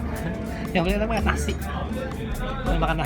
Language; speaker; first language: Indonesian; non-native, learner; Turkish